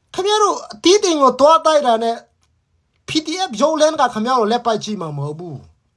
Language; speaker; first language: Burmese; non-native, local second language; Hakha Chin